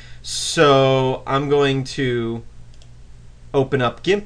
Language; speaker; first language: English; native; English